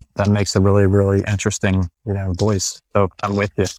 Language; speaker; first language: English; non-native, fluent; Spanish